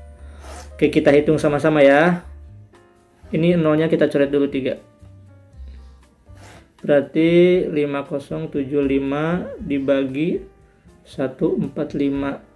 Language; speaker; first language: Indonesian; native; Indonesian